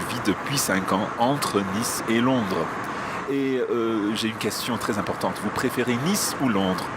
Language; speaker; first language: French; non-native, fluent; English